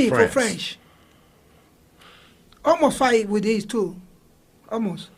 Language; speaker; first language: English; non-native, learner; Spanish